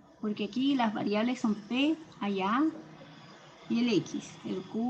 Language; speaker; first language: Spanish; native; Spanish